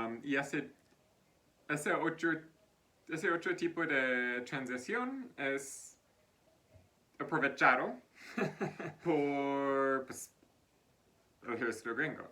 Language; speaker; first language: Spanish; non-native, fluent; English